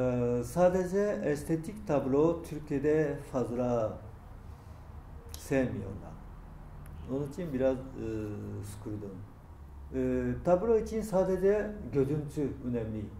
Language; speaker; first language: Turkish; non-native, learner; Japanese